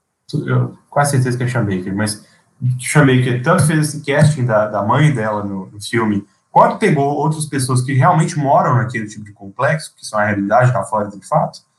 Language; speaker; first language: Portuguese; native; Portuguese